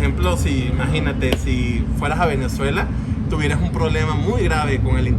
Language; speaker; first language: Spanish; native; Spanish